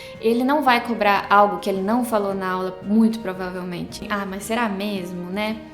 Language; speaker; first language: Portuguese; native; Portuguese